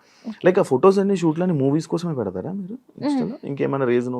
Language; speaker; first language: Telugu; native; Telugu